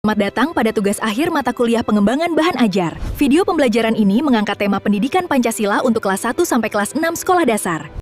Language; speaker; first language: Indonesian; native; Indonesian